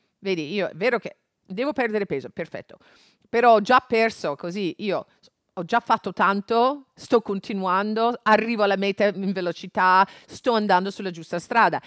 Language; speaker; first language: Italian; non-native, fluent; English